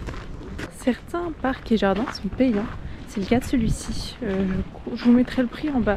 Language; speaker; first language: French; native; French